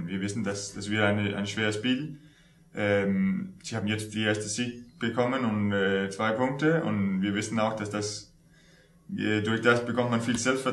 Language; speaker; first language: German; non-native, learner; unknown